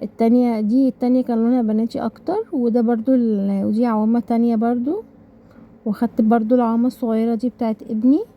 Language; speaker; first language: Arabic; native; Arabic